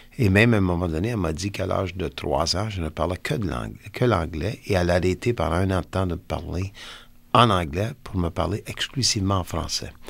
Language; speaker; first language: French; non-native, local second language; English